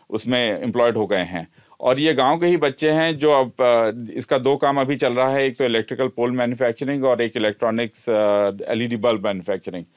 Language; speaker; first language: Hindi; native; Hindi